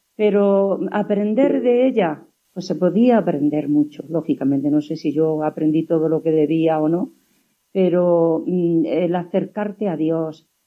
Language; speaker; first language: Spanish; native; Spanish